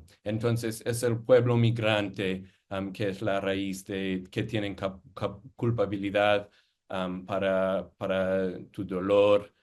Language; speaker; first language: Spanish; non-native, fluent; English